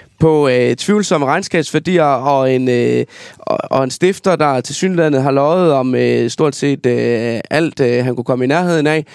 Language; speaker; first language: Danish; native; Danish